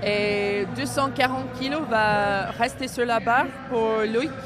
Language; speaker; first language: French; non-native, learner; English